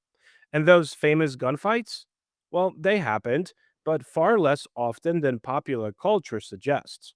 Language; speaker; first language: English; native; English